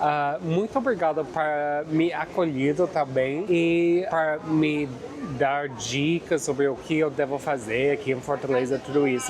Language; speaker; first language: Portuguese; non-native, fluent; English